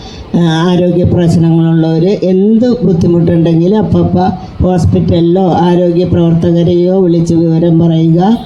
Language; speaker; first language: Malayalam; native; Malayalam